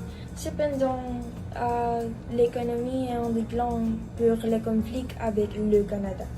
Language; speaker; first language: French; non-native, learner; Spanish